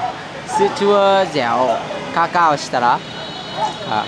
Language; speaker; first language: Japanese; non-native, fluent; Vietnamese